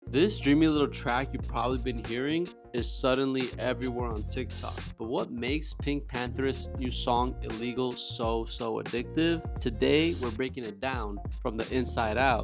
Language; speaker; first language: English; native; English